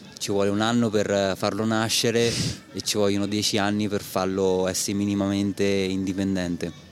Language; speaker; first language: Italian; native; Italian